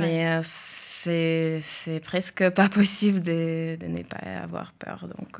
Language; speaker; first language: French; non-native, fluent; Russian